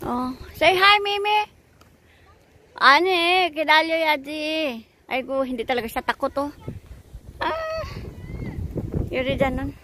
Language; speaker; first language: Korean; non-native, learner; Filipino